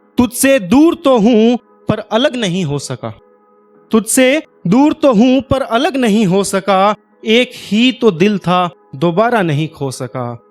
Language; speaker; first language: Hindi; native; Hindi